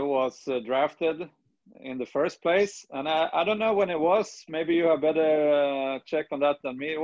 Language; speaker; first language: English; non-native, fluent; Swedish